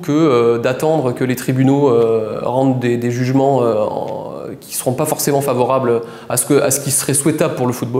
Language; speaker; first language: French; native; French